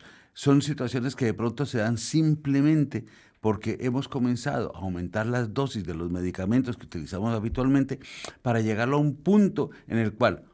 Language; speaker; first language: Spanish; native; Spanish